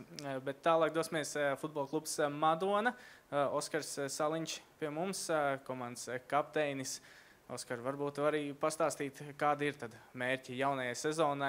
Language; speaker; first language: Latvian; native; Latvian